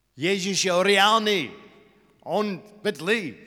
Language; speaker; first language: Czech; non-native, learner; English